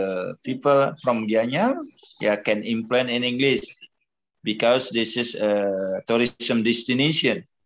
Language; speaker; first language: English; non-native, learner; Indonesian